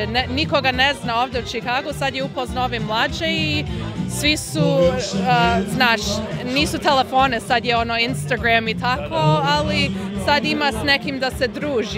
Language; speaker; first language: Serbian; early bilingual, heritage; Serbian